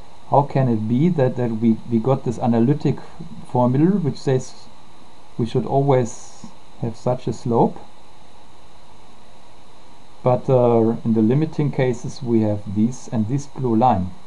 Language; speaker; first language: English; non-native, fluent; German